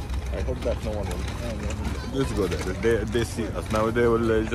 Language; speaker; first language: English; non-native, fluent; Arabic